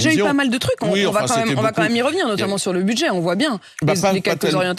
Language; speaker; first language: French; native; French